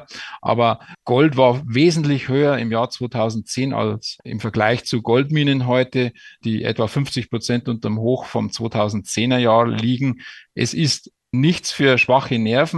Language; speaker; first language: German; native; German